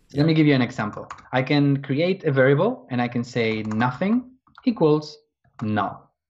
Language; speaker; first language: English; non-native, fluent; Spanish